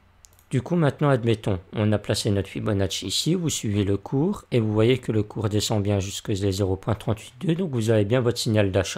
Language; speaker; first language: French; native; French